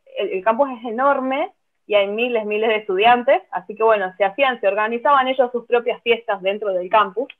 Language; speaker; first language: Spanish; native; Spanish